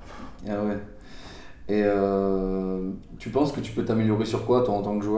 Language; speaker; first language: French; native; French